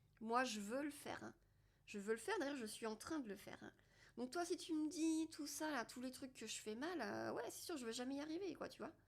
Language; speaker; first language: French; native; French